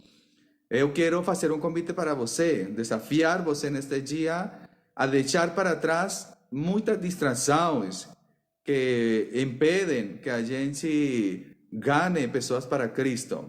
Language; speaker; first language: Portuguese; non-native, fluent; Spanish